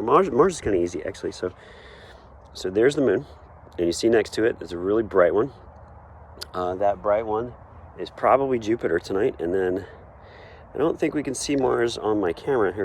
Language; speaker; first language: English; native; English